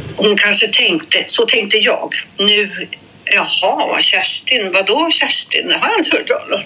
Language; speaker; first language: Swedish; native; Swedish